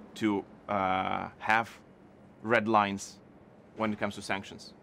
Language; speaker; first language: English; non-native, fluent; Lithuanian